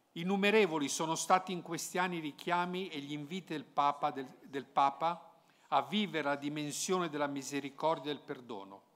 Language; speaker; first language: Italian; native; Italian